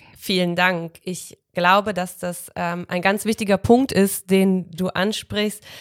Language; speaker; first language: German; native; German